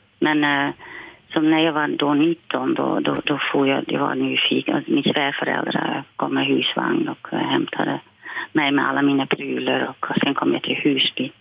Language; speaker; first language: Swedish; non-native, fluent; Dutch